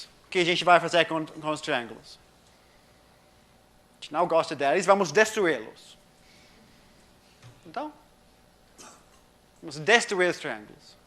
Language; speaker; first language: Portuguese; non-native, fluent; English